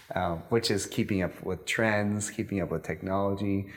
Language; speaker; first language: English; native; English